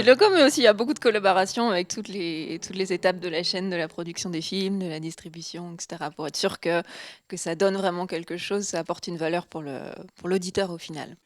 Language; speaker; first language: French; native; French